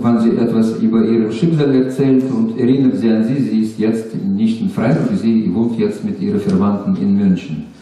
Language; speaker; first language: German; non-native, learner; Russian